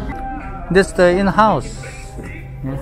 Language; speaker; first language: English; non-native, learner; Korean